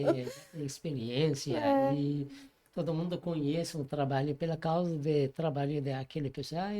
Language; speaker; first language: Portuguese; non-native, fluent; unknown